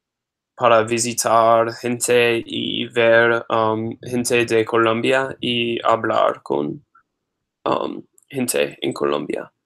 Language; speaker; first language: Spanish; non-native, learner; English